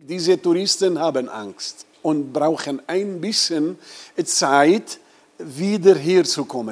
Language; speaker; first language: German; non-native, learner; Arabic